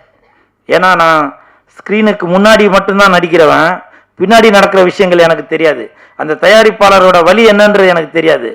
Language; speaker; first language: Tamil; native; Tamil